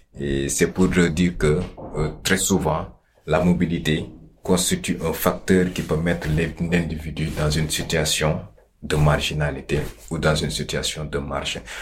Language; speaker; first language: French; non-native, local second language; Wolof